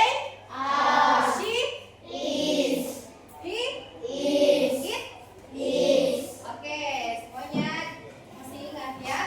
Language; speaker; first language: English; non-native, learner; Indonesian